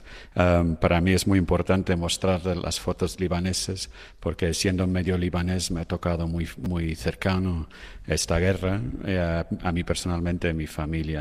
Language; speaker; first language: Spanish; non-native, fluent; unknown